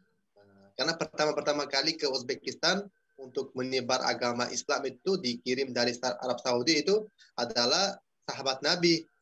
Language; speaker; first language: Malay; non-native, fluent; Uzbek